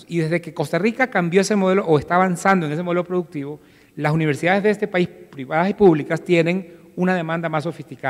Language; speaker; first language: Spanish; native; Spanish